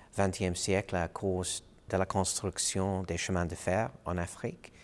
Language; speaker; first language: French; non-native, fluent; English